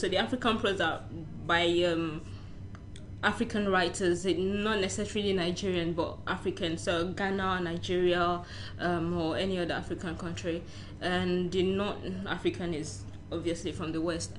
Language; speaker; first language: English; non-native, local second language; Yoruba